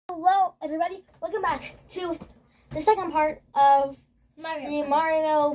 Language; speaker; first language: English; native; English